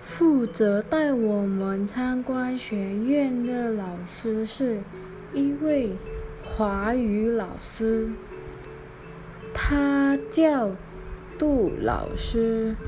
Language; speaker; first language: Chinese; non-native, local second language; Malay